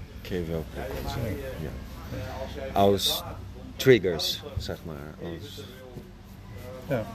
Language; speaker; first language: Dutch; non-native, fluent; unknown